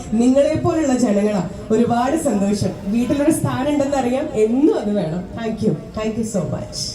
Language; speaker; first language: Malayalam; native; Malayalam